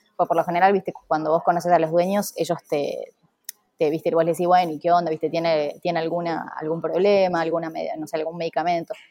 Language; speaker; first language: Spanish; native; Spanish